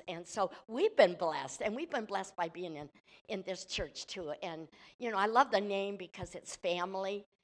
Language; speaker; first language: English; native; English